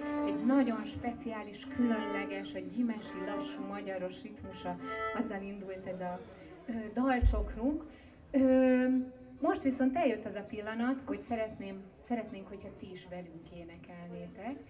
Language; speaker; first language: Hungarian; native; Hungarian